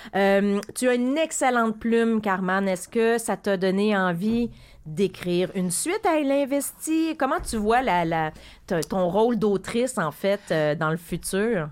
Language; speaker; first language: French; native; French